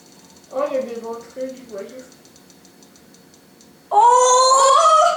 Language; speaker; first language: French; native; French